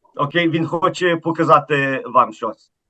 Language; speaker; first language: Ukrainian; early bilingual, heritage; Ukrainian